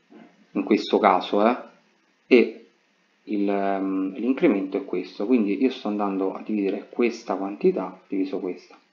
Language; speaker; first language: Italian; native; Italian